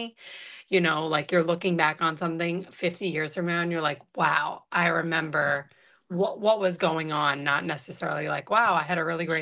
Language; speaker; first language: English; native; English